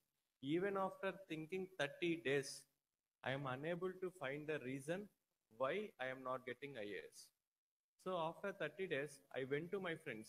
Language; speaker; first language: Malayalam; non-native, learner; Telugu